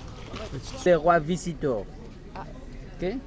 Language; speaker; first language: French; non-native, fluent; Spanish